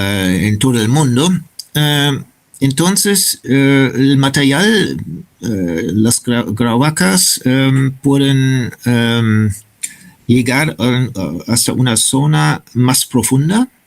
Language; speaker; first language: Spanish; non-native, fluent; German